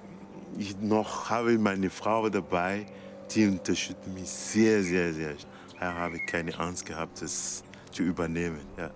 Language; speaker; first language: German; non-native, learner; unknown